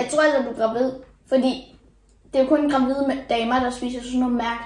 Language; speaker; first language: Danish; early bilingual, other home language; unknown